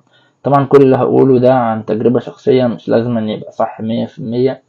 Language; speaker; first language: Arabic; native; Arabic